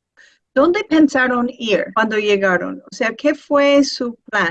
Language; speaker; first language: Spanish; non-native, fluent; English